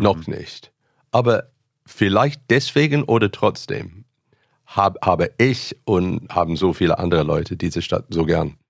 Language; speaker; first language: German; non-native, fluent; English